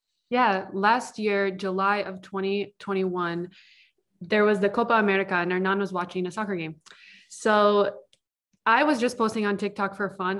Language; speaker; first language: English; native; English